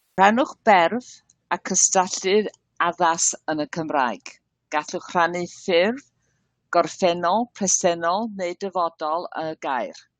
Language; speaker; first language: Welsh; non-native, learner; English